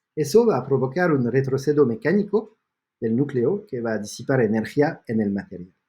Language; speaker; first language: Spanish; non-native, fluent; French